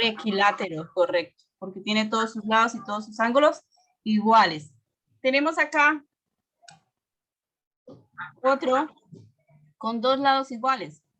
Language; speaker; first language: Spanish; native; Spanish